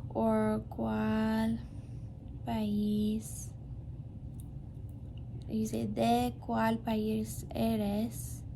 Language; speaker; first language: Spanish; non-native, learner; English